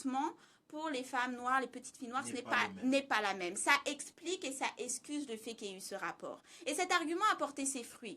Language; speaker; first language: French; native; French